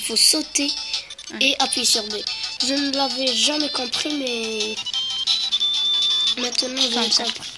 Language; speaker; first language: French; native; French